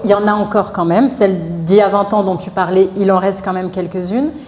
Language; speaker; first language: French; native; French